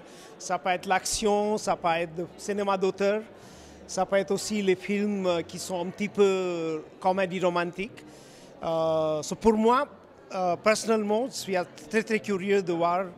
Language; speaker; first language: French; non-native, fluent; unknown